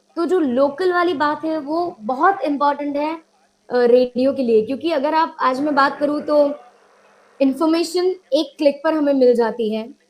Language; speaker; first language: Hindi; non-native, local second language; Gujarati